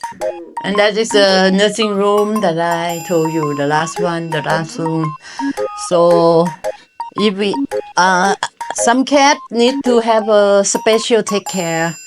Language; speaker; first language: English; non-native, local second language; Thai